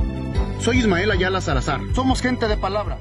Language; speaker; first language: Spanish; native; Spanish